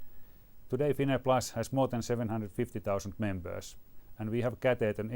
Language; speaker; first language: English; non-native, fluent; Finnish